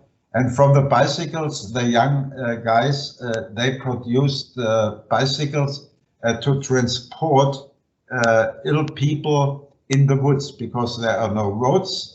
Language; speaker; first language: English; non-native, fluent; German